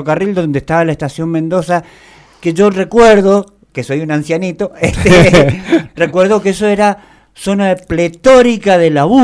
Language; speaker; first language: Spanish; native; Spanish